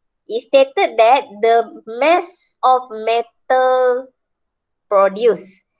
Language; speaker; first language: English; non-native, local second language; Malay